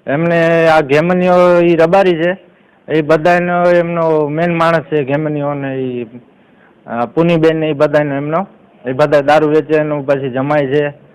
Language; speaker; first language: Gujarati; native; Gujarati